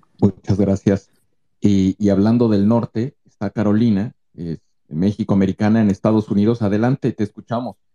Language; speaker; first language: Spanish; native; Spanish